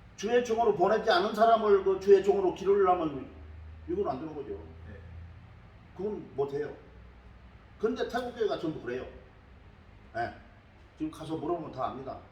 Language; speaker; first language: Korean; native; Korean